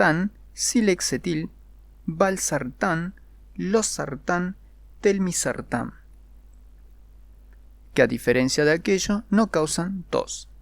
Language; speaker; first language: Spanish; native; Spanish